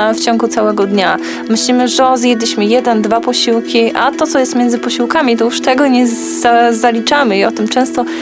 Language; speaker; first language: Polish; native; Polish